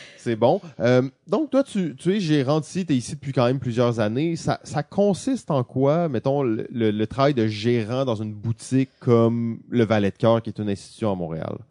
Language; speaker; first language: French; native; French